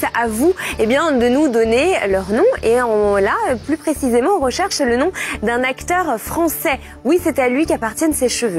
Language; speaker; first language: French; native; French